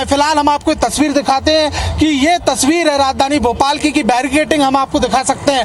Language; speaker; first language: Hindi; native; Hindi